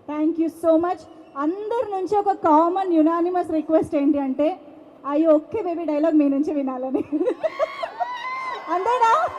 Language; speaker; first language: Telugu; native; Telugu